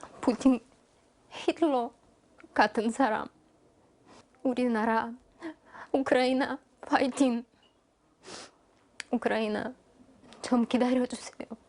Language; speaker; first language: Korean; non-native, learner; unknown